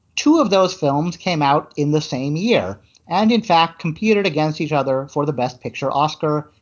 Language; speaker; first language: English; native; English